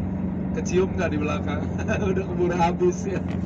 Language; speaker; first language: Indonesian; native; Indonesian